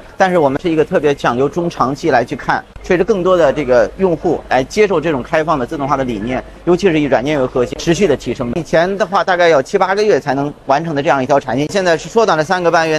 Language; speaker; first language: Chinese; native; Chinese